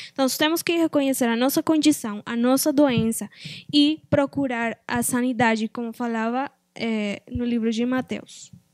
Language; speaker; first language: Portuguese; non-native, fluent; Spanish